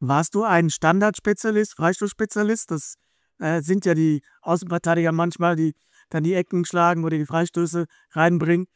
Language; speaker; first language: German; native; German